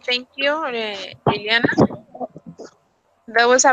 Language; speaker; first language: English; non-native, fluent; Spanish